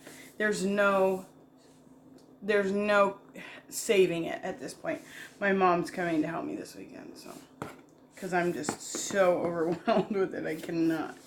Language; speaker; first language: English; native; English